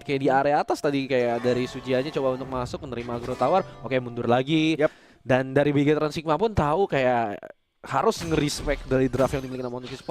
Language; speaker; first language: Indonesian; native; Indonesian